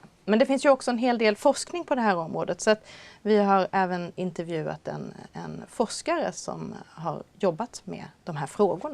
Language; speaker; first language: Swedish; native; Swedish